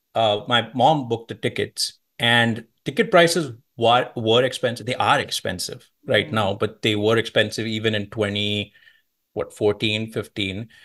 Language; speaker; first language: English; non-native, local second language; Marathi